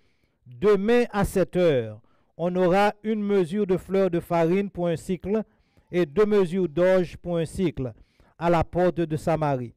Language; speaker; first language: French; non-native, local second language; Haitian Creole